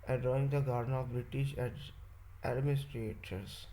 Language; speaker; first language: English; non-native, local second language; Punjabi